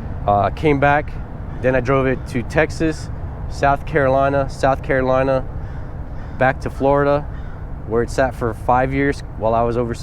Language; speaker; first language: English; native; English